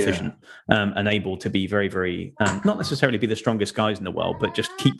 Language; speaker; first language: English; native; English